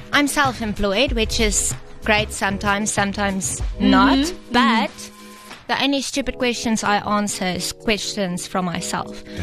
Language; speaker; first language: English; non-native, local second language; Afrikaans